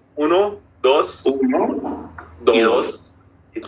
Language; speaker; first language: Spanish; non-native, fluent; Portuguese